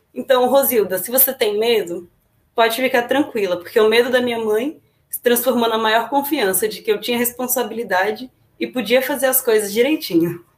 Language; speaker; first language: Portuguese; native; Portuguese